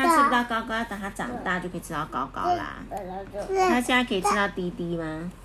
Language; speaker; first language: Chinese; native; Chinese